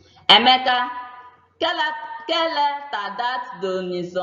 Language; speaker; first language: French; non-native, fluent; Igbo